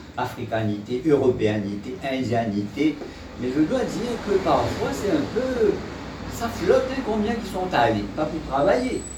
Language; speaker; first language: French; non-native, local second language; Morisyen